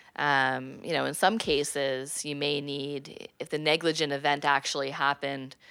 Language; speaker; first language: English; native; English